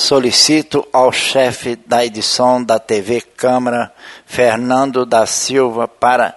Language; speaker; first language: Portuguese; native; Portuguese